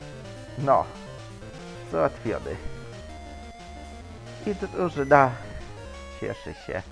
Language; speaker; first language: Polish; native; Polish